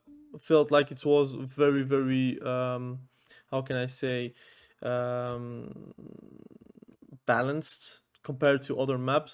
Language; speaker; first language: English; non-native, fluent; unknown